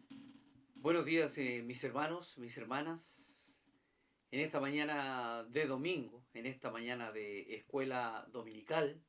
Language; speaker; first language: Spanish; native; Spanish